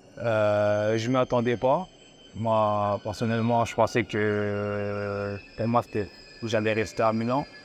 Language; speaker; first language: French; native; French